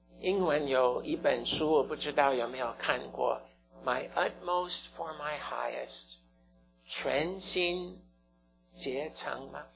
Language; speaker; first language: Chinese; non-native, fluent; English